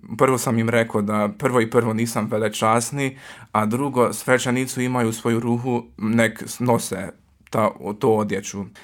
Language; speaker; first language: Croatian; early bilingual, heritage; Croatian